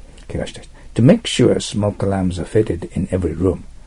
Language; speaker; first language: English; non-native, fluent; Japanese